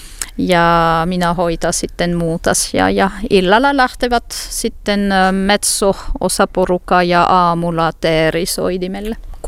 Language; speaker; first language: Finnish; non-native, fluent; French